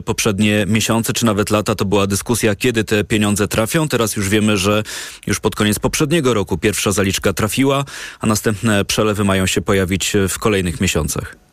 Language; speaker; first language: Polish; native; Polish